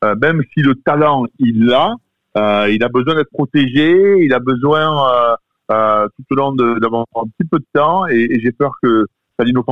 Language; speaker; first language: French; native; French